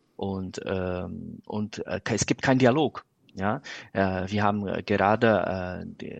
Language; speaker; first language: German; non-native, fluent; Portuguese